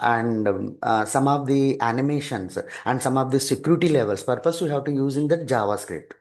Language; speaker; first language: English; non-native, local second language; Telugu